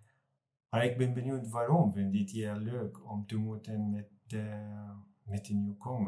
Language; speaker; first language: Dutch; non-native, learner; Arabic